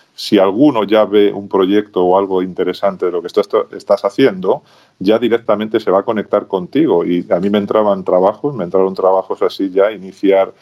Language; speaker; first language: Spanish; native; Spanish